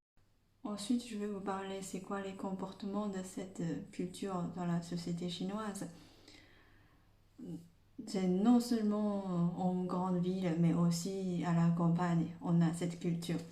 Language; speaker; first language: French; non-native, fluent; Chinese